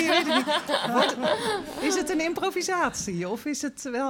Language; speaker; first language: Dutch; native; Dutch